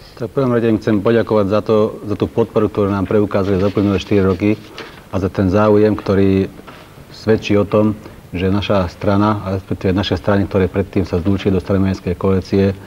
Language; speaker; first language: Slovak; non-native, local second language; Hungarian